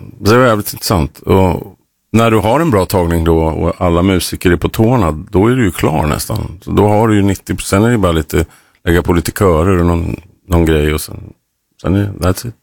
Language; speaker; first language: Swedish; native; Swedish